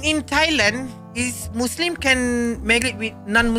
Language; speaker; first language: English; non-native, learner; Malay